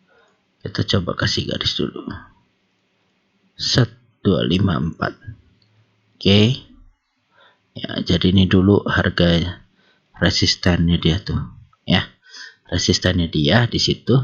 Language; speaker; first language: Indonesian; native; Indonesian